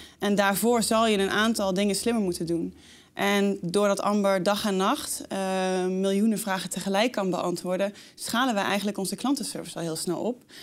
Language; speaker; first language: Dutch; native; Dutch